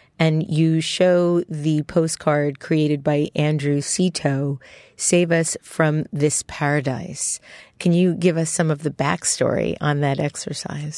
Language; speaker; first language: English; native; English